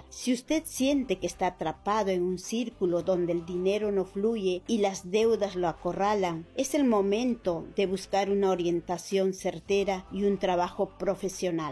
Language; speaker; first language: Spanish; native; Spanish